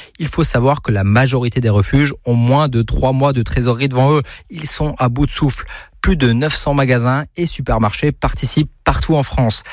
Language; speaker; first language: French; native; French